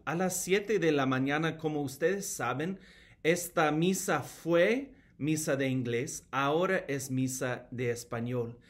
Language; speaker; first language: Spanish; non-native, fluent; English